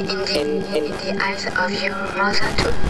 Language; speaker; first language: English; non-native, fluent; French